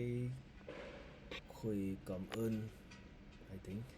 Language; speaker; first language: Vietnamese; non-native, learner; English